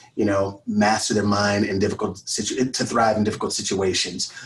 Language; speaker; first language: English; native; English